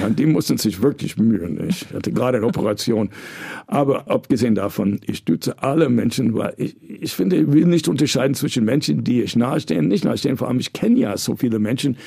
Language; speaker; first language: German; non-native, fluent; English